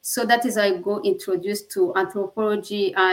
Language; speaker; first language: English; non-native, local second language; Kinyarwanda